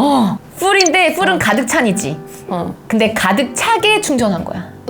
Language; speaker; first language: Korean; native; Korean